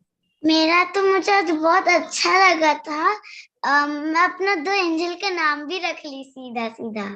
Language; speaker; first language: Hindi; native; Hindi